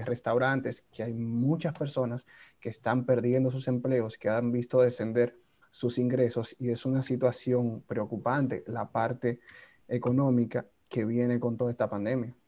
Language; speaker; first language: Spanish; native; Spanish